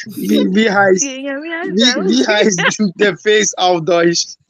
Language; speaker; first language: German; non-native, learner; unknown